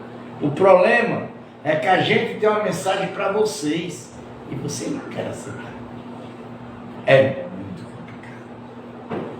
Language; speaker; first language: Portuguese; native; Portuguese